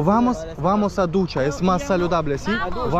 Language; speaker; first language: Spanish; non-native, learner; Russian